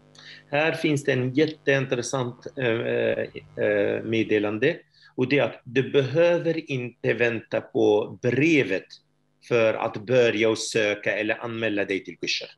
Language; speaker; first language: Swedish; non-native, fluent; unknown